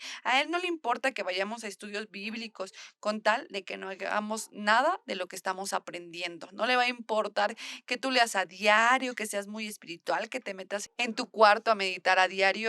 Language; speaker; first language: Spanish; native; Spanish